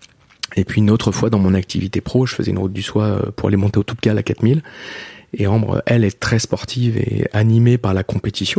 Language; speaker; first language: French; native; French